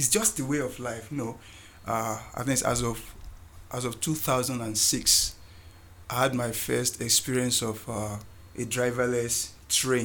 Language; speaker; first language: English; non-native, local second language; Yoruba